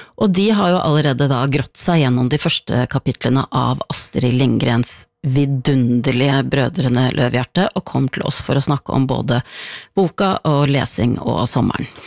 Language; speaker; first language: Norwegian; native; Norwegian